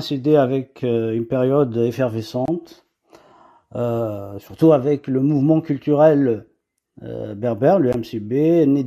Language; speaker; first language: French; non-native, local second language; Kabyle